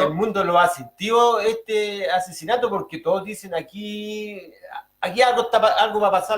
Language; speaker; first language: Spanish; native; Spanish